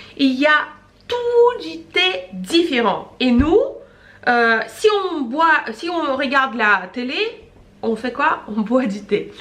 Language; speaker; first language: French; non-native, fluent; Russian